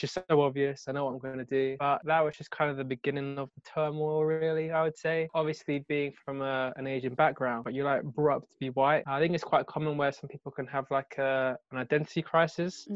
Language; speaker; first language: English; native; English